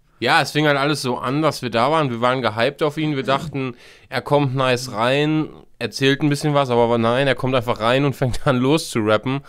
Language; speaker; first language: German; native; German